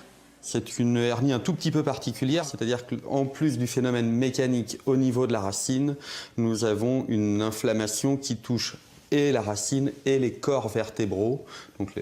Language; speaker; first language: French; native; French